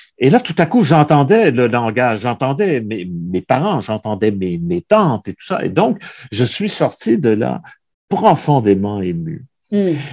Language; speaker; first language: French; native; French